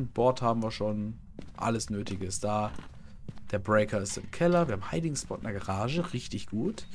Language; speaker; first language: German; native; German